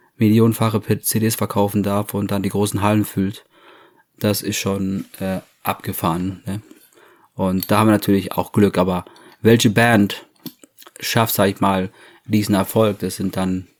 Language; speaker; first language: German; non-native, fluent; English